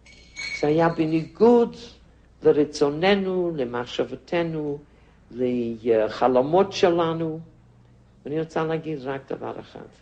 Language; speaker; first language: Hebrew; non-native, fluent; Yiddish